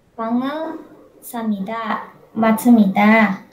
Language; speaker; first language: Korean; non-native, learner; Indonesian